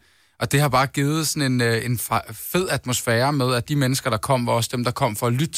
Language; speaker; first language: Danish; native; Danish